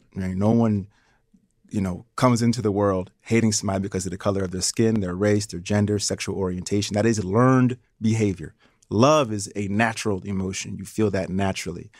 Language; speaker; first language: English; native; English